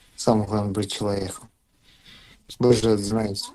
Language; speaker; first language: Russian; native; Russian